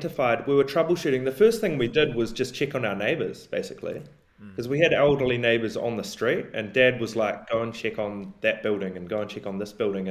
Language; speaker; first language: English; native; English